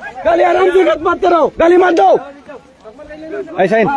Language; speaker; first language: Hindi; non-native, learner; Bangla